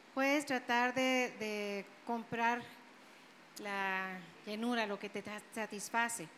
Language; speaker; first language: Spanish; native; Spanish